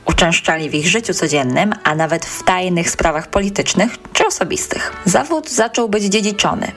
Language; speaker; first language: Polish; native; Polish